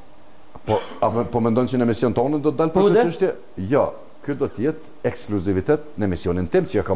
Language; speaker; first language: Albanian; native; Albanian